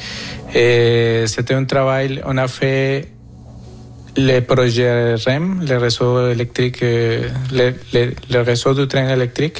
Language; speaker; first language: French; non-native, fluent; Spanish